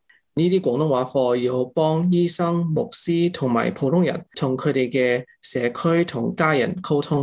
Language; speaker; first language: Cantonese; early bilingual, heritage; English